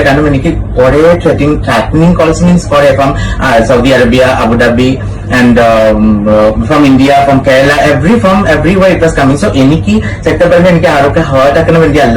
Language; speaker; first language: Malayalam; non-native, fluent; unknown